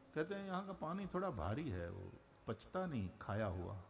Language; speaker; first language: Hindi; non-native, local second language; Gujarati